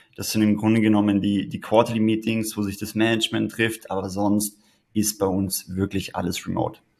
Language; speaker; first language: German; native; German